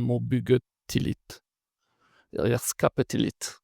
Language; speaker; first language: Norwegian; non-native, fluent; French